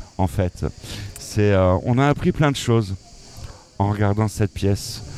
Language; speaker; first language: French; native; French